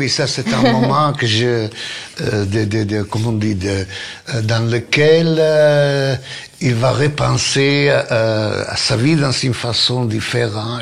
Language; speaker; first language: French; non-native, fluent; Italian